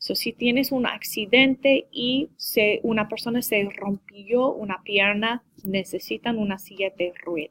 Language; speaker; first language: Spanish; non-native, learner; English